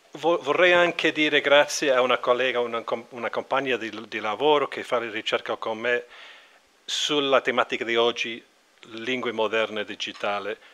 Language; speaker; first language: Italian; non-native, learner; English